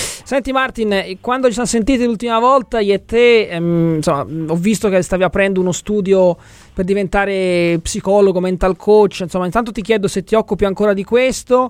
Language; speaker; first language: Italian; native; Italian